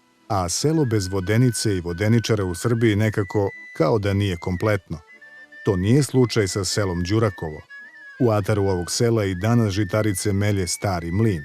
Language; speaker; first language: Bosnian; native; Bosnian